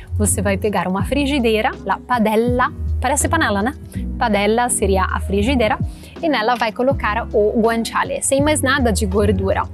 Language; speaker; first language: Portuguese; non-native, fluent; Italian